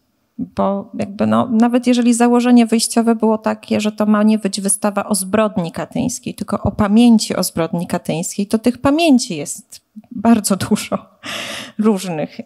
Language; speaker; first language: Polish; native; Polish